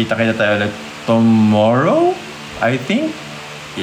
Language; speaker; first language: Filipino; native; Filipino